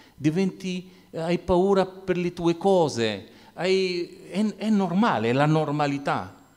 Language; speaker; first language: Italian; non-native, fluent; Arabic